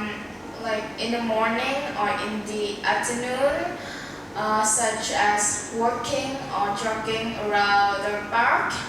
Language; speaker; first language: English; non-native, learner; Vietnamese